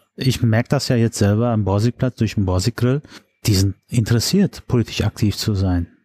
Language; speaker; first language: German; early bilingual, other home language; Turkish